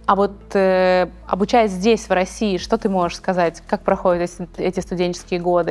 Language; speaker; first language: Russian; native; Russian